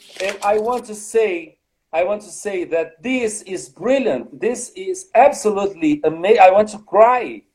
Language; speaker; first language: English; non-native, fluent; Portuguese